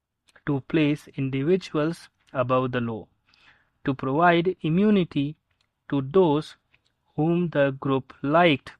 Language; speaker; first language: English; non-native, local second language; Hindi